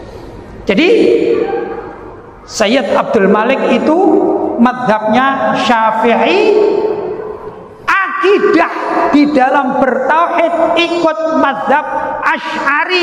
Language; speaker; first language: Indonesian; native; Indonesian